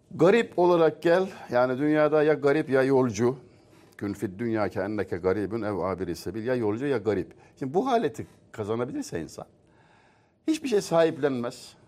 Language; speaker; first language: Turkish; native; Turkish